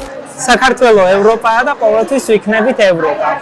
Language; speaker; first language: Georgian; non-native, learner; French